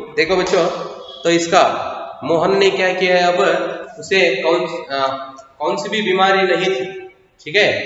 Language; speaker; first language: Hindi; non-native, local second language; Kannada